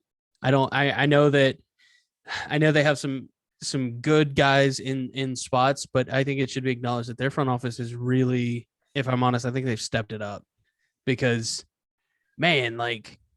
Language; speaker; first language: English; native; English